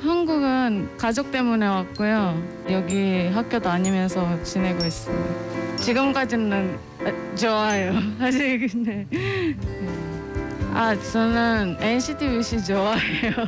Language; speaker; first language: Korean; non-native, fluent; Indonesian